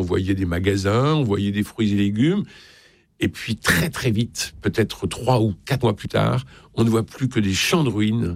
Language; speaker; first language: French; native; French